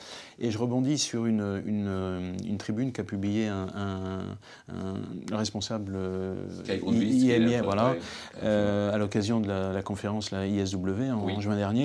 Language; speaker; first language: French; native; French